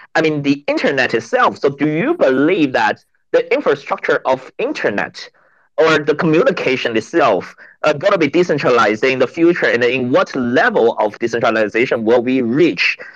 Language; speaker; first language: English; non-native, fluent; Chinese